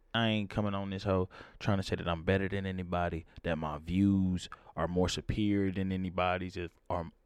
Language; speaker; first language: English; native; English